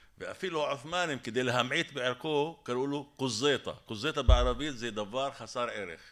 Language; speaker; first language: Hebrew; non-native, local second language; Arabic